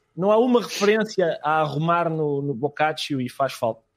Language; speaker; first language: Portuguese; native; Portuguese